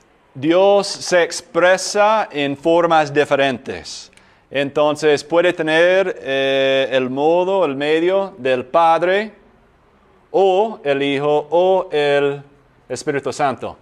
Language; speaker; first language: Spanish; non-native, fluent; English